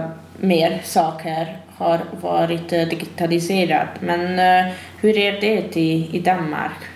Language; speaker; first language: Swedish; non-native, fluent; Hungarian